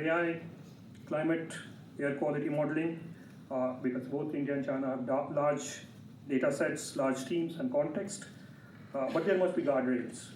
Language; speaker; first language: English; non-native, local second language; Bangla